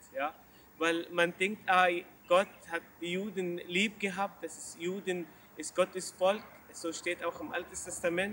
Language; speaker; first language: German; non-native, learner; Arabic